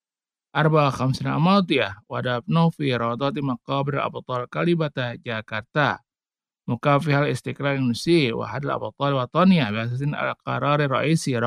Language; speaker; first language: Arabic; non-native, fluent; Indonesian